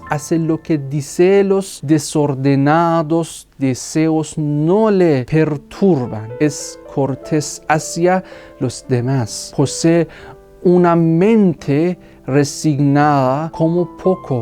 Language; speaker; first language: Spanish; non-native, fluent; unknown